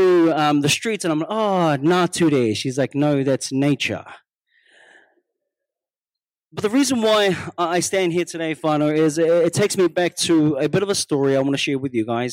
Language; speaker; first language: English; non-native, local second language; Māori